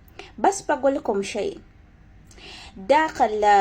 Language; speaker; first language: Arabic; non-native, learner; Ganda